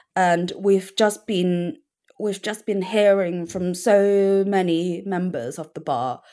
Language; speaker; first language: English; non-native, local second language; Cantonese